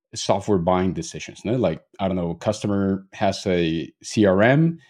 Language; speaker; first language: English; non-native, fluent; Spanish